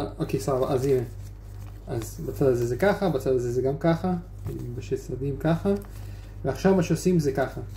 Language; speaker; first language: Hebrew; non-native, fluent; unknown